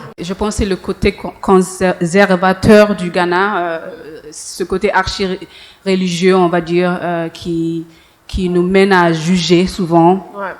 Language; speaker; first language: French; early bilingual, heritage; English